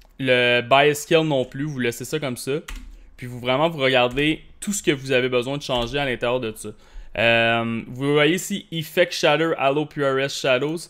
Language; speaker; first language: French; native; French